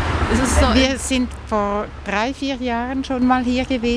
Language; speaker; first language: German; native; German